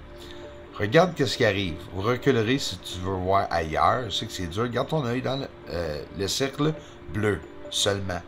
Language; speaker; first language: French; native; French